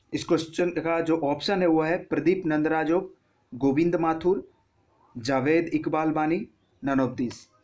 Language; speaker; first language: Hindi; non-native, local second language; Bangla